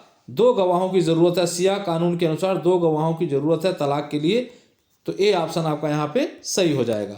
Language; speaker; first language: Hindi; native; Hindi